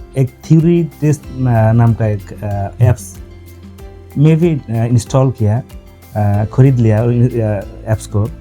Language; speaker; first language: Hindi; non-native, fluent; Bangla